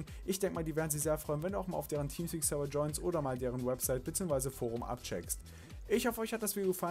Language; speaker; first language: German; native; German